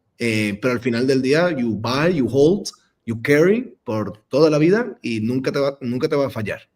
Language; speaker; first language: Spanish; non-native, fluent; English